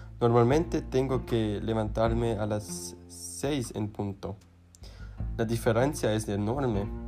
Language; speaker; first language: Spanish; non-native, learner; German